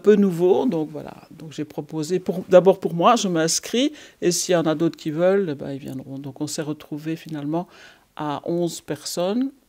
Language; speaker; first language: French; native; French